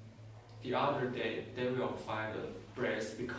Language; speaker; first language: English; non-native, learner; Chinese